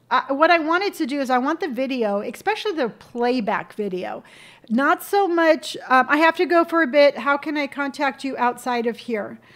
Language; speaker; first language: English; native; English